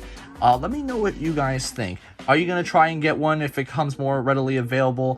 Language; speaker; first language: English; native; English